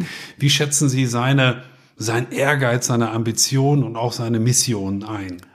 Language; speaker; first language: German; native; German